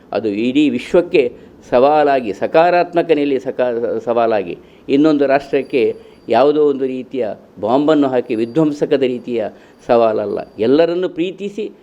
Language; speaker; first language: Kannada; non-native, local second language; Tulu